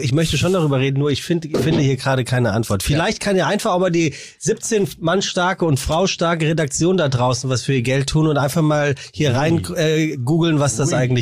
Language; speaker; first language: German; native; German